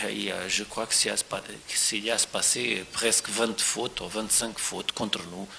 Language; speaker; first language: French; non-native, fluent; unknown